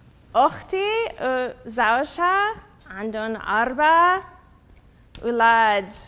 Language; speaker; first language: Arabic; non-native, learner; English